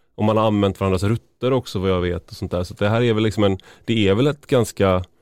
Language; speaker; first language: Swedish; native; Swedish